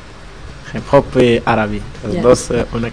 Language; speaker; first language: Spanish; non-native, learner; Arabic